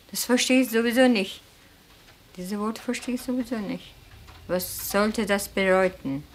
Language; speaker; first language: German; non-native, fluent; Turkish